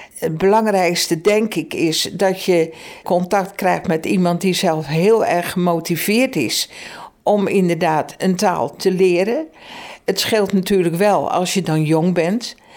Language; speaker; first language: Dutch; native; Dutch